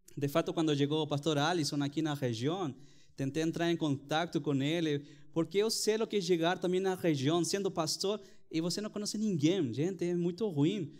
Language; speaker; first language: Portuguese; non-native, fluent; Spanish